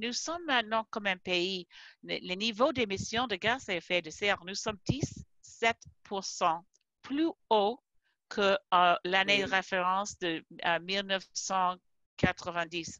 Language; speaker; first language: French; non-native, fluent; English